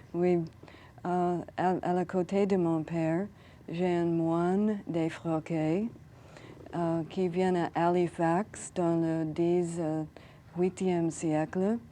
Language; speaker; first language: French; non-native, learner; English